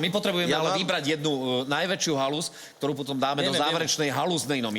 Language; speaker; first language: Slovak; native; Slovak